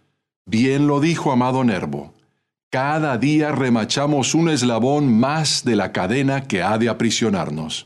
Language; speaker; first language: Spanish; native; Spanish